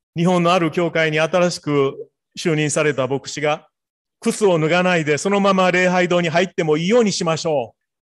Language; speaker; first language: Japanese; native; Japanese